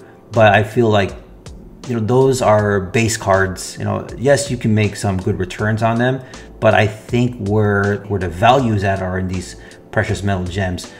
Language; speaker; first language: English; native; English